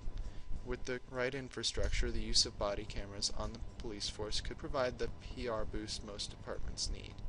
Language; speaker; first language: English; native; English